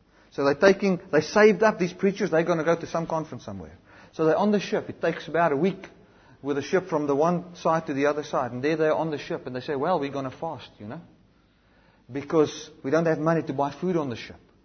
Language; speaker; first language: English; non-native, local second language; Afrikaans